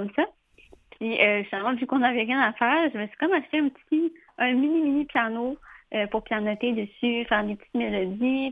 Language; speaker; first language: French; native; French